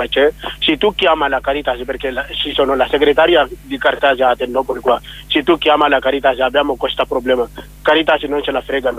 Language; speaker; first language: Italian; non-native, learner; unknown